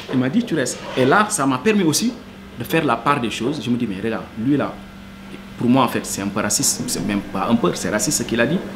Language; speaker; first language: French; non-native, local second language; Wolof